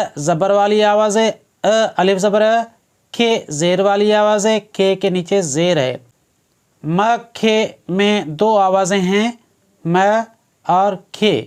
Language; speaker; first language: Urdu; non-native, local second language; Sindhi